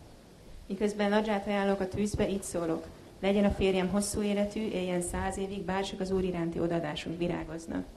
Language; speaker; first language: Hungarian; native; Hungarian